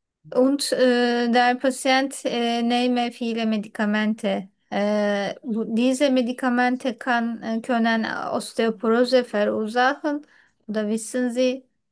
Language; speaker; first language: German; non-native, learner; Turkish